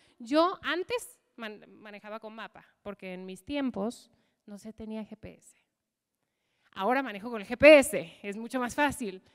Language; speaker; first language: Spanish; non-native, fluent; English